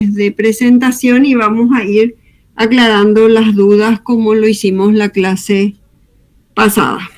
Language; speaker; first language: Spanish; native; Spanish